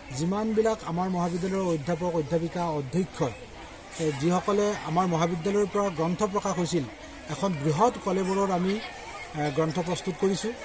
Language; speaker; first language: Assamese; native; Assamese